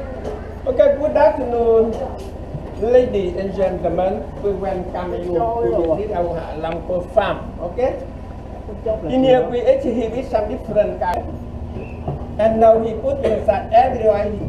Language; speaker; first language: English; non-native, learner; Vietnamese